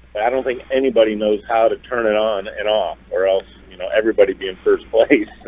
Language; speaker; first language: English; native; English